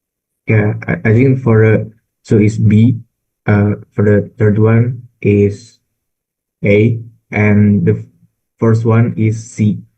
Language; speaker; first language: English; non-native, learner; Indonesian